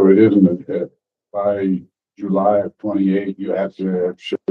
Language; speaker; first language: English; native; English